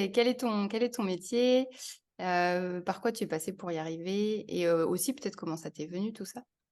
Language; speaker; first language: French; native; French